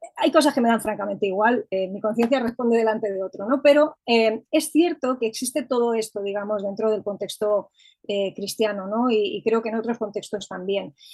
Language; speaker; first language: Spanish; native; Spanish